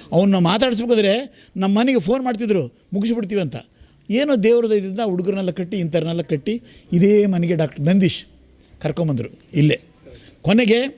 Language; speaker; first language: Kannada; native; Kannada